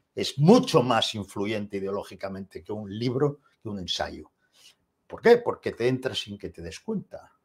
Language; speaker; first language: Spanish; native; Spanish